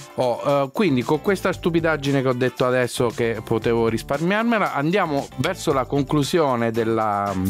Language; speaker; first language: Italian; non-native, fluent; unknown